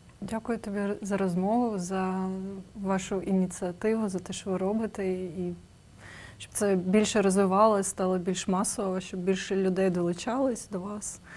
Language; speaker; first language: Ukrainian; native; Ukrainian